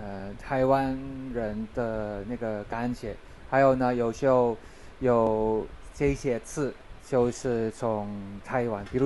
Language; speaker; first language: Chinese; non-native, learner; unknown